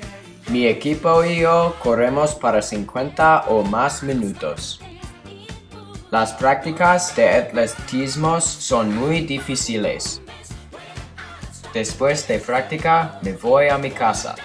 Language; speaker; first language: Spanish; non-native, learner; English